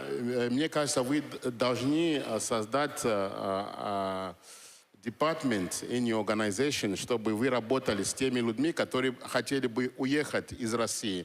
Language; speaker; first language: Russian; non-native, fluent; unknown